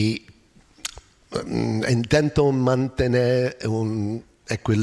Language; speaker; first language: Spanish; non-native, learner; English